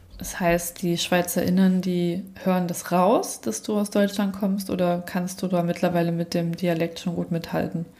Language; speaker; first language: German; native; German